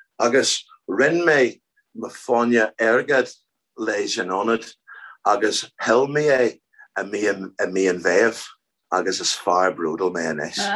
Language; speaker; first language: Irish; non-native, local second language; English